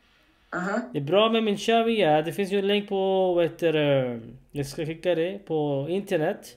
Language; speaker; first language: Swedish; non-native, learner; Urdu